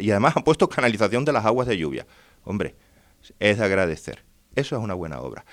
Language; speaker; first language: Spanish; native; Spanish